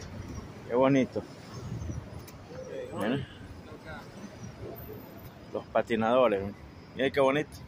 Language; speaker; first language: Spanish; native; Spanish